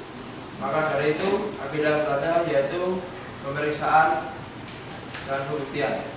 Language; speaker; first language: Indonesian; native; Indonesian